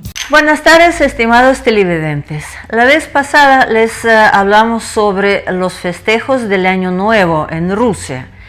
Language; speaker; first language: Spanish; non-native, fluent; Russian